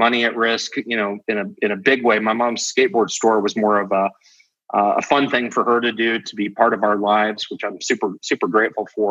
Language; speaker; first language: English; native; English